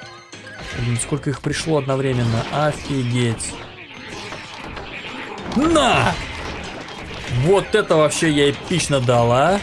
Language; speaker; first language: Russian; native; Russian